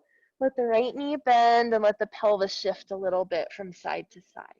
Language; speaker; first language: English; native; English